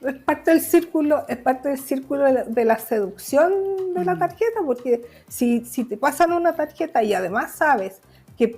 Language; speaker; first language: Spanish; native; Spanish